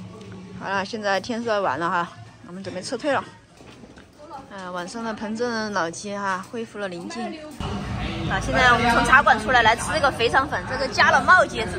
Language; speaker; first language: Chinese; native; Chinese